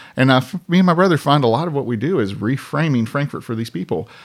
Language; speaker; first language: English; native; English